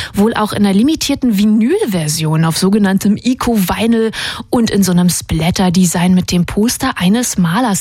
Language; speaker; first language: German; native; German